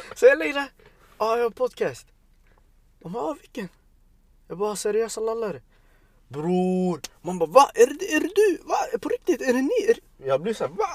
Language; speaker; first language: Swedish; early bilingual, other home language; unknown